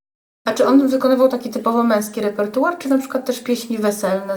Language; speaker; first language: Polish; native; Polish